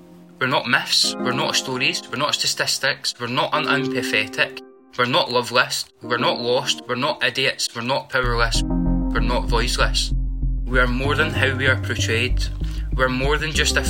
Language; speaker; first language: English; native; English